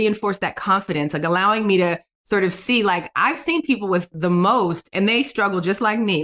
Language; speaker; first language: English; native; English